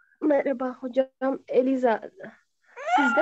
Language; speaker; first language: Turkish; non-native, fluent; Kyrgyz